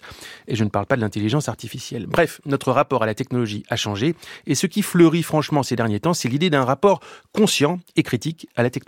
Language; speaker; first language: French; native; French